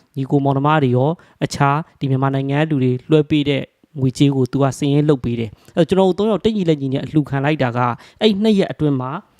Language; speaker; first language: Burmese; native; Burmese